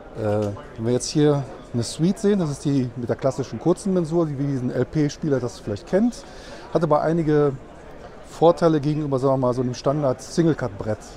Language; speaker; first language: German; native; German